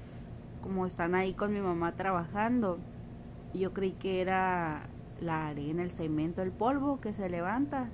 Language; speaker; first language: Spanish; native; Spanish